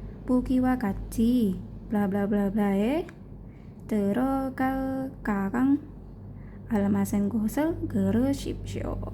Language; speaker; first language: Korean; non-native, learner; Indonesian